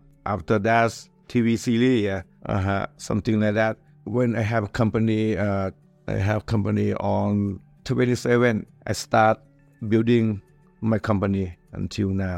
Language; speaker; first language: English; non-native, learner; Thai